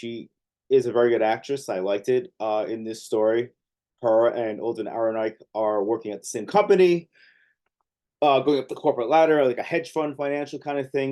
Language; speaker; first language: English; native; English